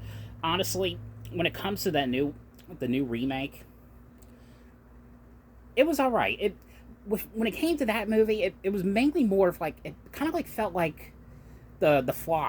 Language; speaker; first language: English; native; English